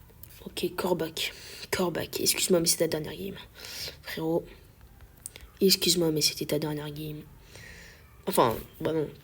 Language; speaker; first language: French; native; French